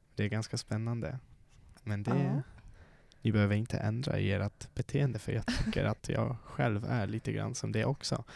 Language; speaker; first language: Swedish; non-native, fluent; Swiss German